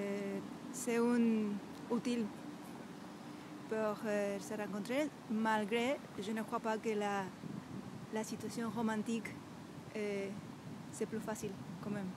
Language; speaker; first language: French; non-native, learner; Spanish